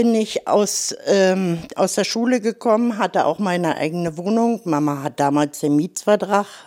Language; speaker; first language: German; native; German